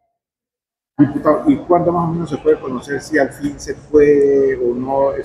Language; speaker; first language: Spanish; native; Spanish